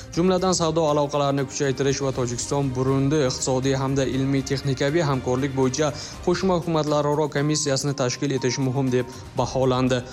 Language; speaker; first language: Uzbek; native; Uzbek